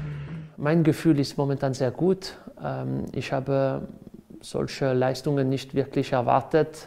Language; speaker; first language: German; non-native, fluent; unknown